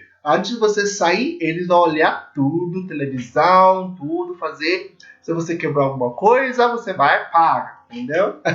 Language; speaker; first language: Portuguese; non-native, learner; English